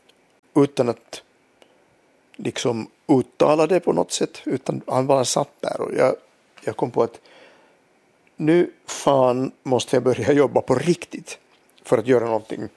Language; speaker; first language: Swedish; non-native, local second language; Finnish